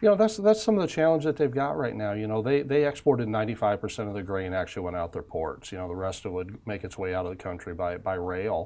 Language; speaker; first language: English; native; English